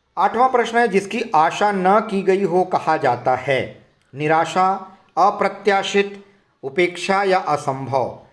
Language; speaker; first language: Hindi; native; Hindi